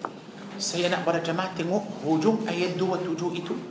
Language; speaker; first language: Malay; non-native, fluent; Arabic